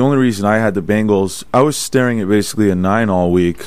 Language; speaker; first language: English; native; English